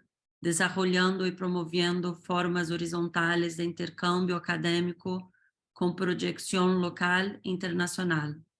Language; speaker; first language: Spanish; non-native, fluent; Portuguese